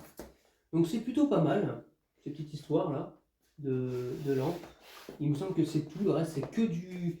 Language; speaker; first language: French; native; French